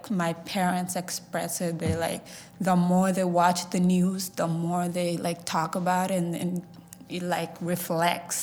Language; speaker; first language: English; early bilingual, other home language; Somali